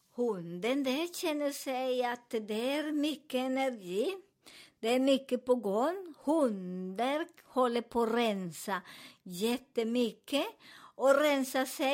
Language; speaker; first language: Swedish; non-native, learner; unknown